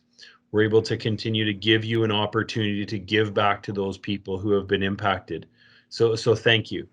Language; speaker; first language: English; native; English